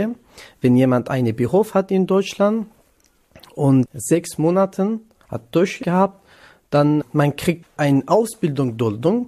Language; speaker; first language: German; non-native, learner; Kurdish